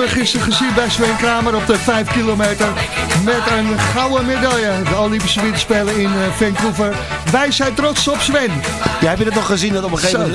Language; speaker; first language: Dutch; native; Dutch